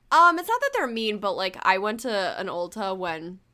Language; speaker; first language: English; early bilingual, other home language; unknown